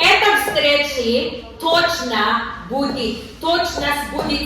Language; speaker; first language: Russian; non-native, learner; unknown